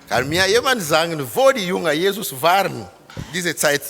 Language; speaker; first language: German; non-native, fluent; Lingala